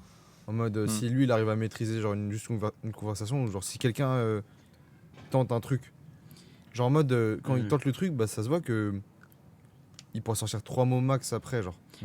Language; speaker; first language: French; native; French